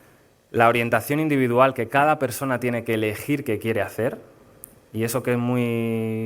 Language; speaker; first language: Spanish; native; Spanish